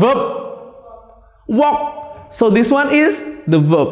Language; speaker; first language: English; non-native, fluent; Indonesian